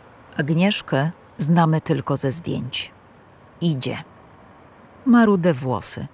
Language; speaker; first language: Polish; native; Polish